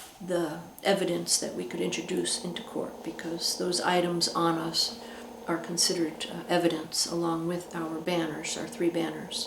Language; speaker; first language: English; native; English